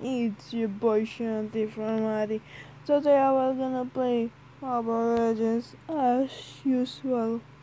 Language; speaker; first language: English; non-native, local second language; Filipino